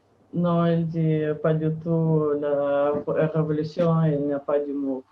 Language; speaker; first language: French; non-native, fluent; Russian